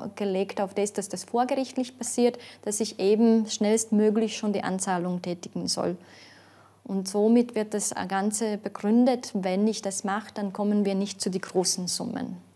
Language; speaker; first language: German; non-native, fluent; Latvian